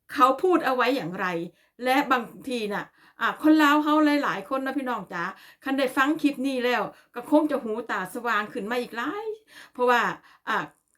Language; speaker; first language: Thai; native; Thai